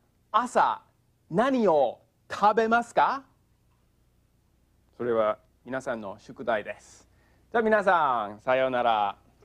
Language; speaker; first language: Japanese; non-native, fluent; English